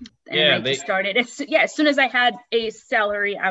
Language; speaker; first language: English; non-native, local second language; Sylheti